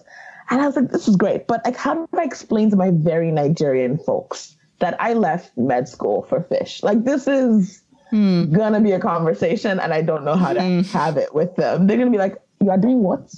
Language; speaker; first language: English; non-native, local second language; Yoruba